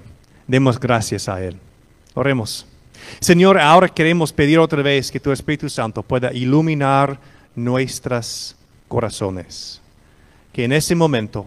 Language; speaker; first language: Spanish; non-native, fluent; English